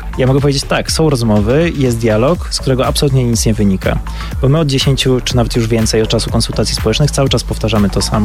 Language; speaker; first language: Polish; native; Polish